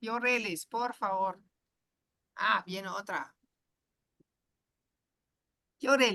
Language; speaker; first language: Spanish; non-native, fluent; German